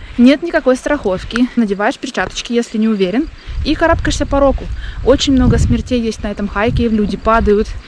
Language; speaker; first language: Russian; native; Russian